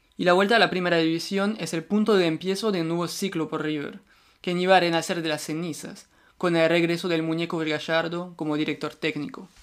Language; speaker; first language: Spanish; non-native, fluent; French